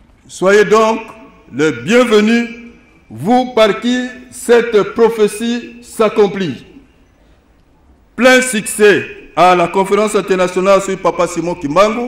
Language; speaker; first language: French; non-native, local second language; Lingala